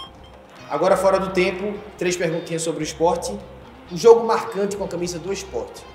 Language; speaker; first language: Portuguese; native; Portuguese